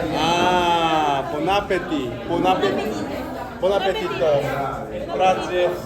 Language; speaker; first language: Italian; non-native, learner; Korean